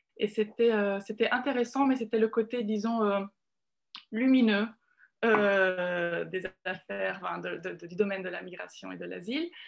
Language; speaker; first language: French; non-native, fluent; Italian